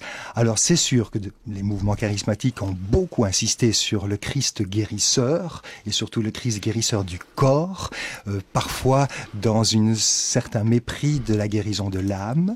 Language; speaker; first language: French; native; French